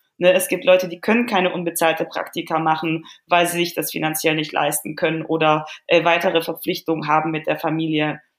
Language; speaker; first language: German; early bilingual, other home language; Polish